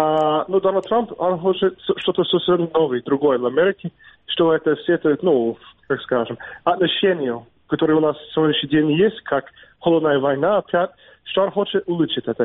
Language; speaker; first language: Russian; non-native, fluent; English